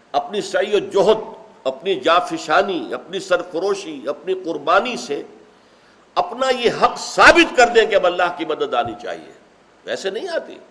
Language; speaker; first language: Urdu; native; Urdu